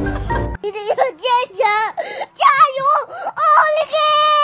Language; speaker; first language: Chinese; native; Chinese